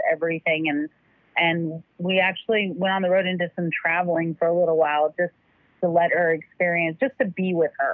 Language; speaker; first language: English; native; English